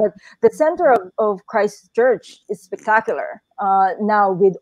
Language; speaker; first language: English; non-native, local second language; Filipino